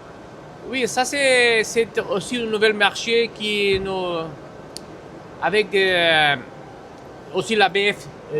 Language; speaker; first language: French; non-native, fluent; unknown